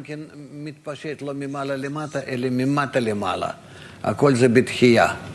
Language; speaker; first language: Hebrew; non-native, fluent; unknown